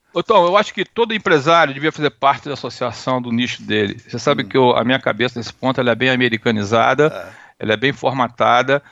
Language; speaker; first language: Portuguese; native; Portuguese